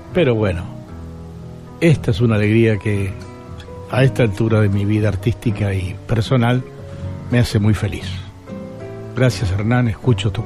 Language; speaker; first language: Spanish; native; Spanish